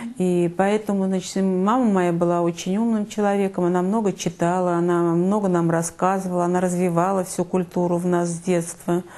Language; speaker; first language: Russian; native; Russian